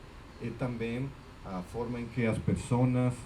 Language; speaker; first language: Portuguese; non-native, fluent; Spanish